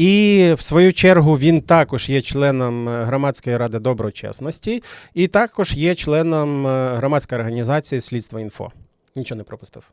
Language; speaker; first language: Ukrainian; native; Ukrainian